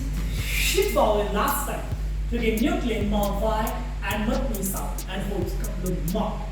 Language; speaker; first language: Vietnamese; non-native, learner; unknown